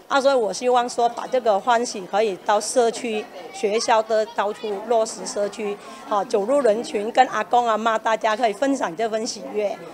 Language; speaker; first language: Chinese; early bilingual, heritage; Chinese